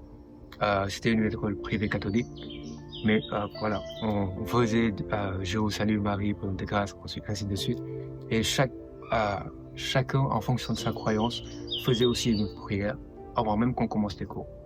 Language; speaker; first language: French; non-native, local second language; Wolof